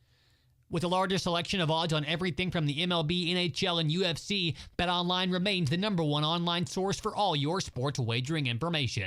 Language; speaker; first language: English; native; English